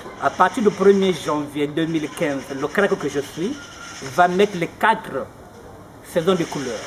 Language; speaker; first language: French; non-native, local second language; Lingala